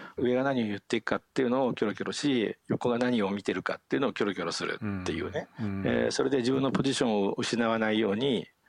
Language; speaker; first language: Japanese; native; Japanese